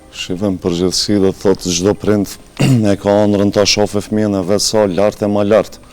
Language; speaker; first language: Albanian; native; Albanian